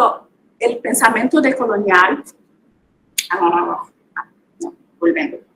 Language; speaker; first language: Spanish; non-native, fluent; Portuguese